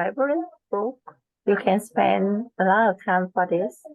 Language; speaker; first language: English; non-native, learner; Vietnamese